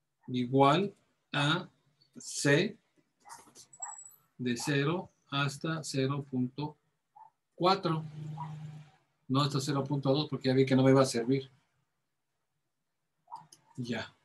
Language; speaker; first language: Spanish; native; Spanish